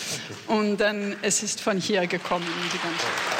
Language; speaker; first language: German; non-native, learner; French